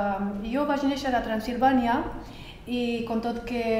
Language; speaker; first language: Catalan; non-native, fluent; Romanian